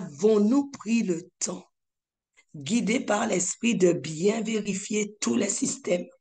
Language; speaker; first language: French; native; French